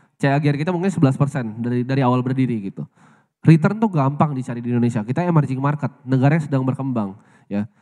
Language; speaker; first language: Indonesian; native; Indonesian